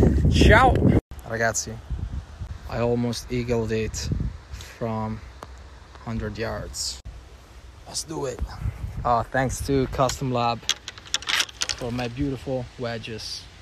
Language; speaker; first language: English; non-native, fluent; Italian